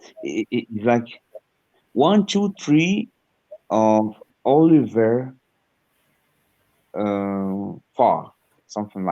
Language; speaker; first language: English; non-native, learner; Portuguese